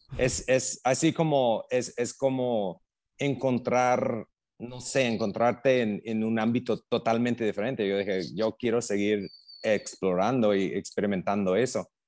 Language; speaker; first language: Spanish; non-native, fluent; English